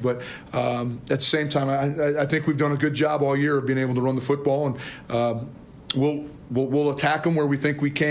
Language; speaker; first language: English; native; English